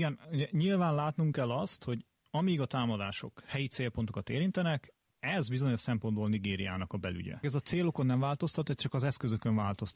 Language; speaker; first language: Hungarian; native; Hungarian